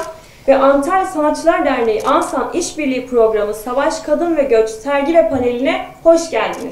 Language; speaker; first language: Turkish; native; Turkish